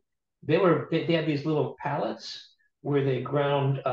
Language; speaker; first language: English; native; English